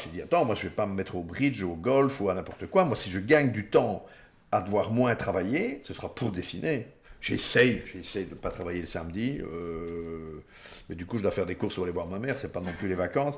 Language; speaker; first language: French; native; French